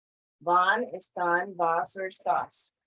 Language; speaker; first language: Spanish; non-native, fluent; English